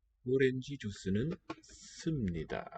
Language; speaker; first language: Korean; non-native, learner; English